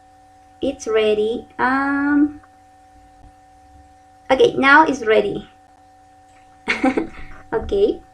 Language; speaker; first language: English; non-native, learner; Spanish